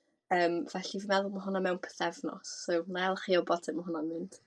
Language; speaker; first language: Welsh; native; Welsh